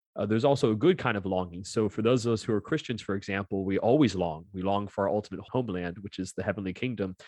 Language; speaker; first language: English; native; English